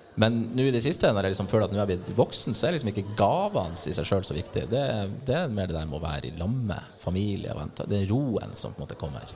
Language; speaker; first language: Norwegian; native; Norwegian